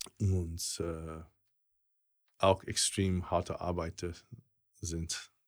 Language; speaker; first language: German; non-native, fluent; English